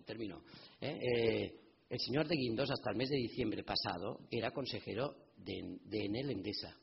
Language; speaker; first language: Spanish; native; Spanish